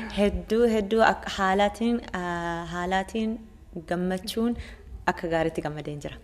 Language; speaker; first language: Oromo; early bilingual, heritage; Oromo